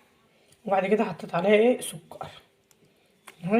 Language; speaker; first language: Arabic; native; Arabic